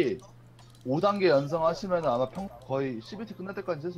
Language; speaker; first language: Korean; native; Korean